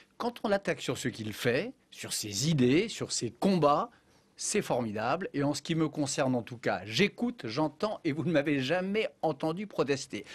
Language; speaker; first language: French; native; French